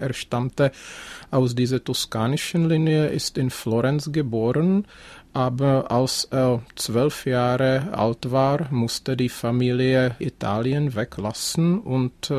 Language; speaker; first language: German; non-native, fluent; Czech